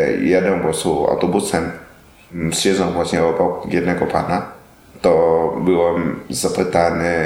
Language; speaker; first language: Polish; non-native, learner; Vietnamese